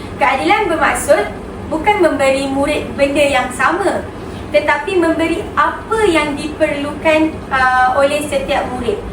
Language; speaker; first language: Malay; native; Malay